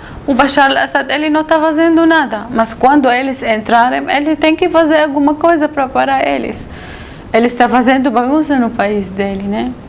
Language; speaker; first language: Portuguese; non-native, learner; Arabic